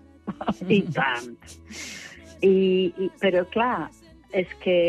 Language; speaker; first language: Catalan; non-native, fluent; English